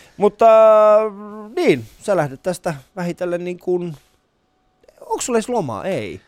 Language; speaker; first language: Finnish; early bilingual, other home language; Persian